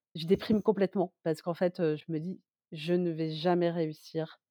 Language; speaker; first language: French; native; French